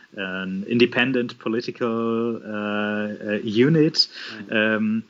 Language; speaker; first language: English; non-native, fluent; German